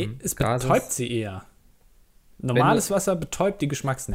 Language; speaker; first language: German; native; German